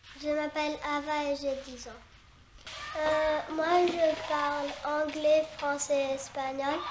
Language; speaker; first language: French; early bilingual, other home language; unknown